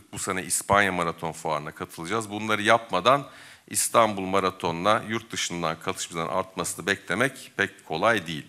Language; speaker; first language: Turkish; native; Turkish